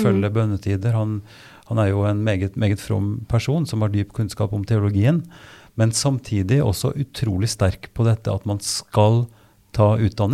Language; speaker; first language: Norwegian; native; Norwegian